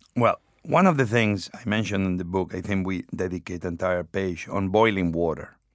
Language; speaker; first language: English; non-native, fluent; Spanish